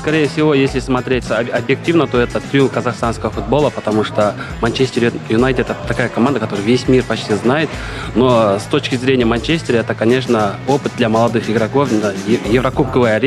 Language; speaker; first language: Russian; native; Russian